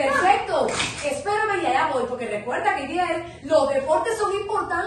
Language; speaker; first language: Spanish; native; Spanish